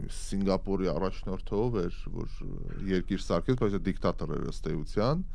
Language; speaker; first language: Armenian; native; Armenian